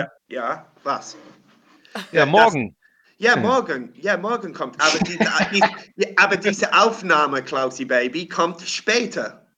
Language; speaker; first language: German; non-native, learner; English